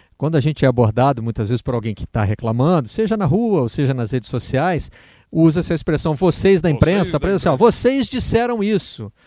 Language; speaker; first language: Portuguese; native; Portuguese